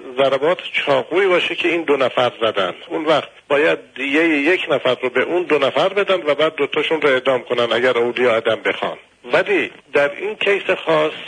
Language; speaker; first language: Persian; native; Persian